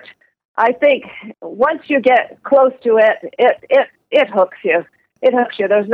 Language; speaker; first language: English; native; English